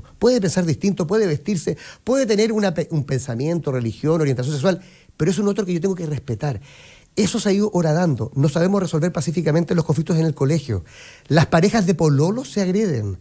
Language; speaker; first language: Spanish; native; Spanish